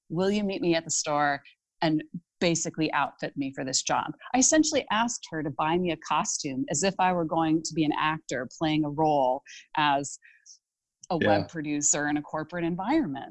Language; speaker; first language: English; native; English